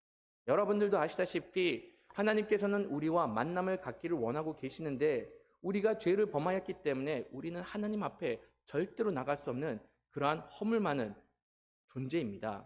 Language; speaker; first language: Korean; native; Korean